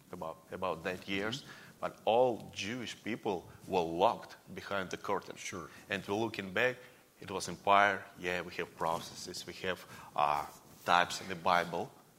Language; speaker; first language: English; non-native, fluent; Russian